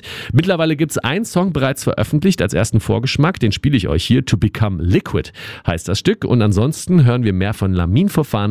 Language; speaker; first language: German; native; German